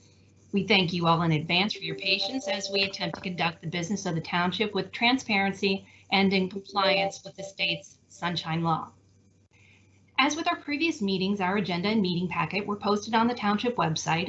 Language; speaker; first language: English; native; English